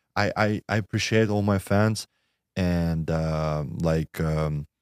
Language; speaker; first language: English; non-native, learner; Russian